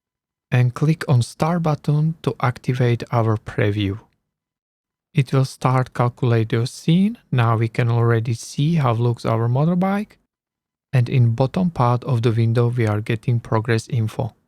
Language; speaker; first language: English; non-native, learner; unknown